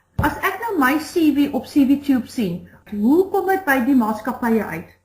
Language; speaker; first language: Afrikaans; native; Afrikaans